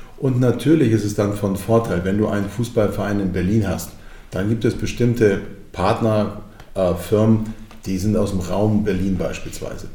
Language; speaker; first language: German; early bilingual, other home language; Croatian